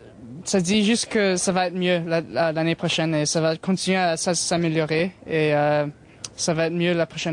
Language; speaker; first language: French; non-native, local second language; English